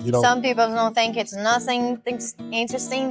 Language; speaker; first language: English; non-native, learner; Portuguese